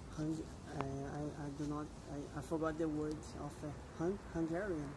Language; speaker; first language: English; non-native, learner; Portuguese